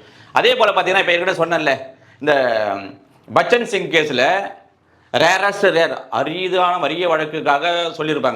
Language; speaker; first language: Tamil; native; Tamil